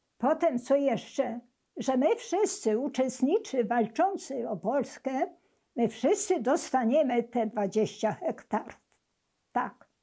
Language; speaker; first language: Polish; native; Polish